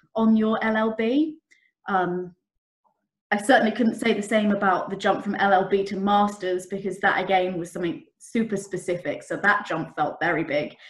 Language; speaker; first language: English; native; English